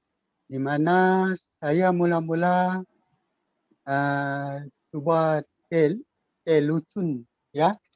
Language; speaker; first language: Malay; native; Malay